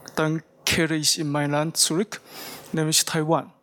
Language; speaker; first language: German; non-native, fluent; Chinese